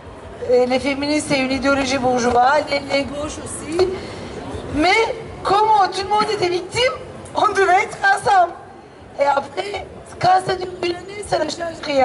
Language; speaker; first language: French; non-native, fluent; Turkish